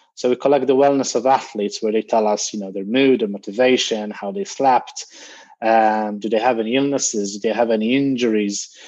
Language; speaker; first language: English; non-native, fluent; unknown